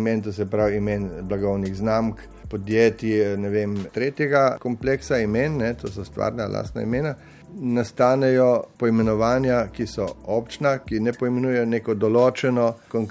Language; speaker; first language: Slovenian; native; Slovenian